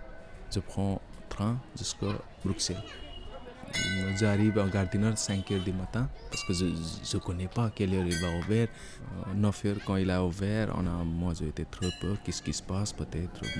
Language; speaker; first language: French; non-native, learner; Nepali